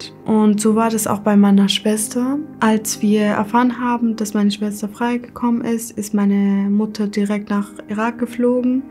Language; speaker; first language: German; early bilingual, other home language; Kurdish